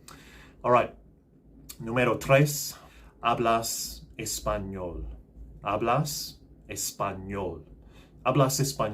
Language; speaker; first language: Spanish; non-native, fluent; English